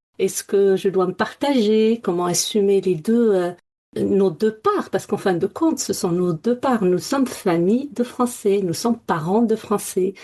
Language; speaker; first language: French; non-native, local second language; Arabic